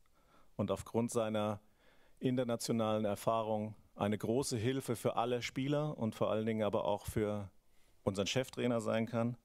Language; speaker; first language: German; native; German